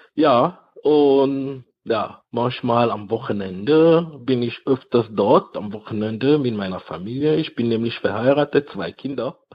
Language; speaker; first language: German; non-native, fluent; French